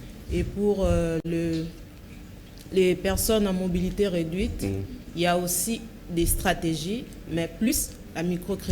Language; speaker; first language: French; non-native, local second language; Lingala